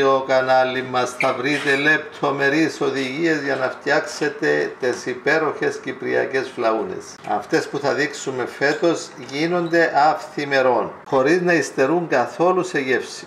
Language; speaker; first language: Greek; native; Greek